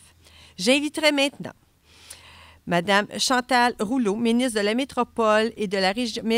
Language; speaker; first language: French; native; French